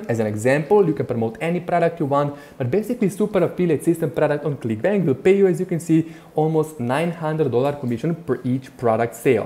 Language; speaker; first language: English; non-native, fluent; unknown